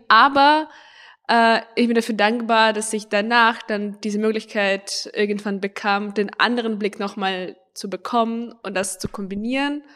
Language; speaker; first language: German; non-native, fluent; Ukrainian